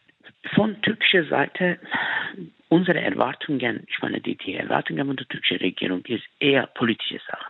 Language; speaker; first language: German; non-native, fluent; Turkish